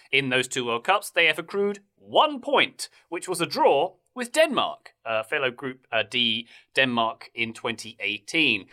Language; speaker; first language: English; native; English